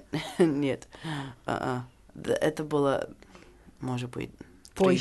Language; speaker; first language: Russian; non-native, learner; English